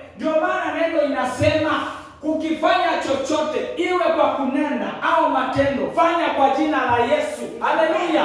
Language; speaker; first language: Swahili; non-native, local second language; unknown